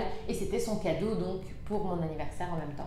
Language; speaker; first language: French; native; French